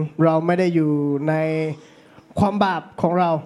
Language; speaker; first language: Thai; native; Thai